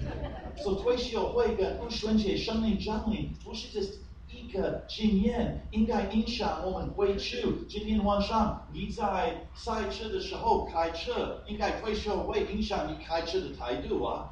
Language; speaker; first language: Chinese; non-native, fluent; English